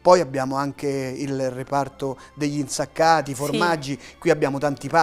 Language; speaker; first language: Italian; native; Italian